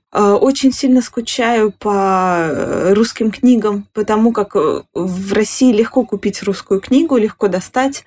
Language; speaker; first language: Russian; native; Russian